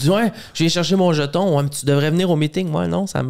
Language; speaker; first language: French; native; French